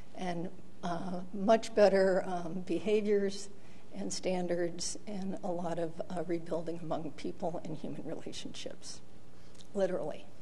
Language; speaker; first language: English; native; English